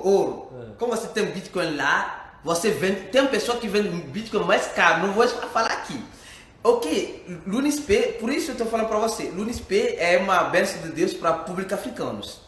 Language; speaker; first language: Portuguese; non-native, fluent; French